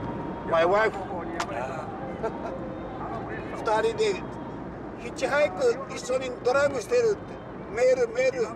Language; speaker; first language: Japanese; native; Japanese